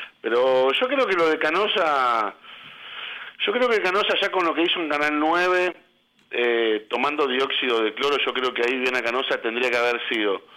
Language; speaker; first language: Spanish; native; Spanish